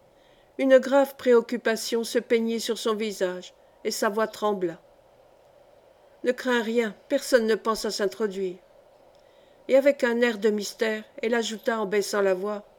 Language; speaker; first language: French; native; French